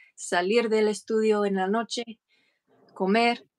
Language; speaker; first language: Spanish; non-native, fluent; English